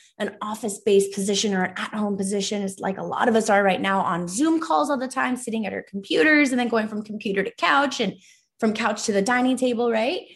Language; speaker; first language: English; native; English